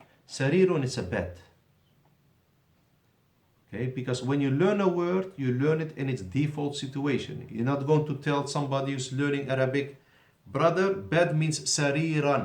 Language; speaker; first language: English; non-native, fluent; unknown